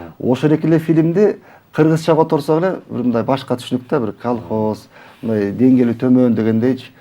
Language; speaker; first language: Kyrgyz; native; Kyrgyz